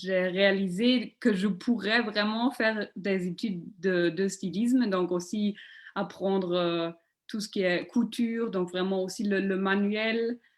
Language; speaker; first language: French; non-native, local second language; German